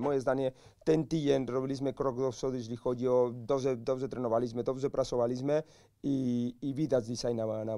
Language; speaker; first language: Polish; non-native, learner; Spanish